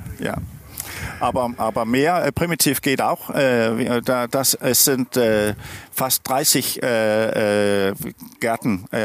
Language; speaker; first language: German; non-native, learner; Danish